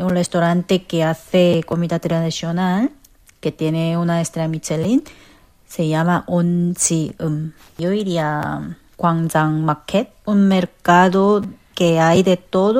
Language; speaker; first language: Spanish; non-native, learner; Korean